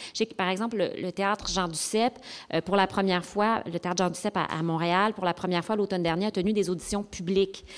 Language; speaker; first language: French; native; French